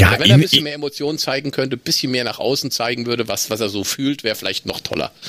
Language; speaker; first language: German; native; German